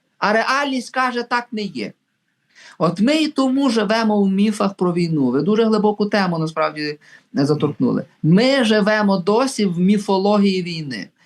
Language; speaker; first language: Ukrainian; native; Ukrainian